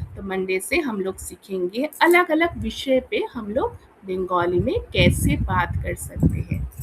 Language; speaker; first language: Hindi; non-native, local second language; Bangla